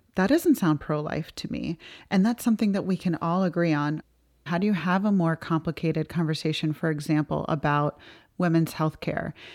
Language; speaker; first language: English; native; English